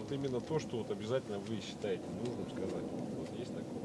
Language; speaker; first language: Russian; native; Russian